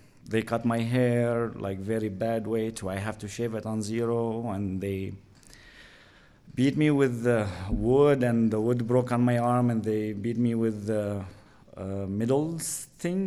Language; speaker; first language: English; non-native, learner; Arabic